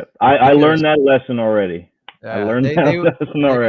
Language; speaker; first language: English; native; English